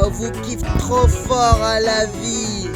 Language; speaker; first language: French; native; French